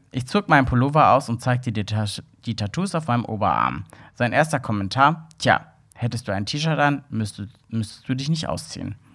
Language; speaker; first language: German; native; German